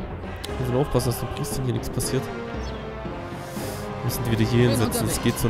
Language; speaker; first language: German; native; German